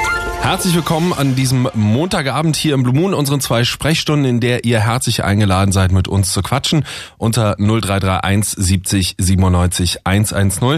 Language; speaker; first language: German; native; German